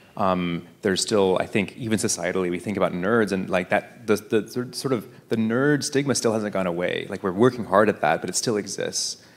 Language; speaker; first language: English; native; English